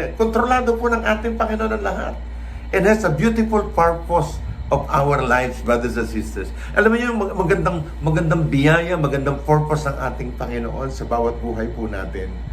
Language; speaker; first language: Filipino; non-native, local second language; Cebuano